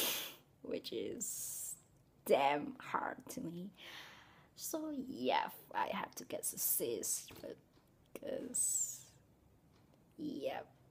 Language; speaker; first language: English; non-native, learner; Vietnamese